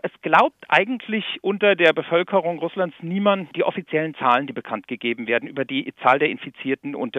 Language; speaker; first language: German; native; German